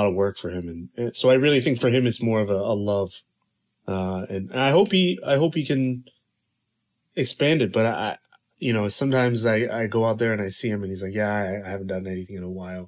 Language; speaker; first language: English; native; English